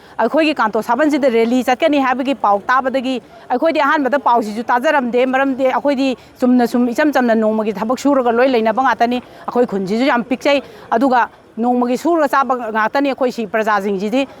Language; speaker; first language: Manipuri; native; Manipuri